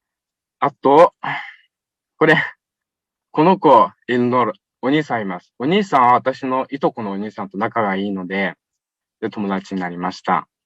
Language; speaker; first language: Japanese; non-native, fluent; Uyghur